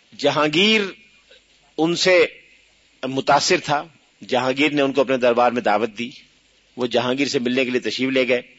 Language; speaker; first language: Urdu; native; Urdu